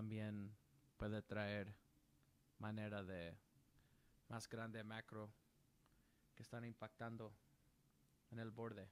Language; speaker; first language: Spanish; non-native, learner; English